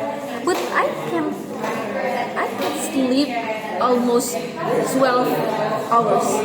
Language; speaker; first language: English; non-native, learner; Indonesian